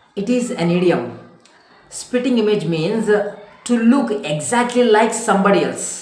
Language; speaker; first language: English; non-native, local second language; Telugu